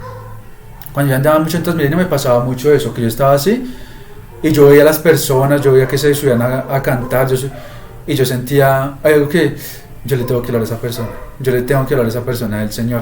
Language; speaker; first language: Spanish; native; Spanish